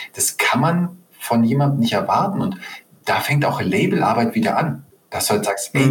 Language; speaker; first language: German; native; German